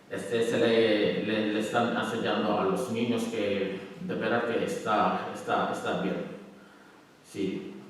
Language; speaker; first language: Spanish; non-native, learner; Wolof